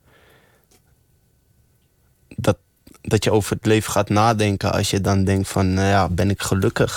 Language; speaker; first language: Dutch; early bilingual, other home language; Arabic